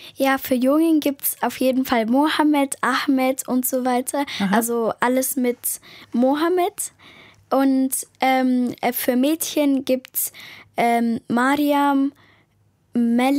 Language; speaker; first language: German; early bilingual, other home language; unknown